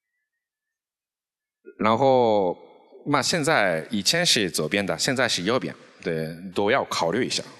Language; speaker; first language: Chinese; non-native, fluent; Japanese